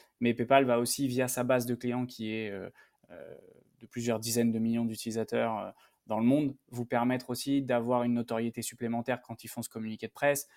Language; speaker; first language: French; native; French